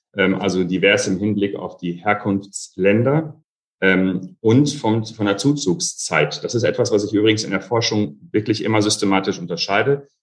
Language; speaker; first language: German; early bilingual, other home language; Arabic